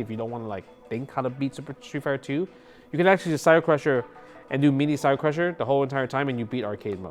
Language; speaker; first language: English; native; English